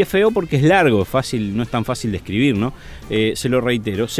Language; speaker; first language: Spanish; native; Spanish